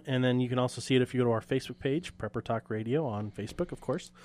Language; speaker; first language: English; native; English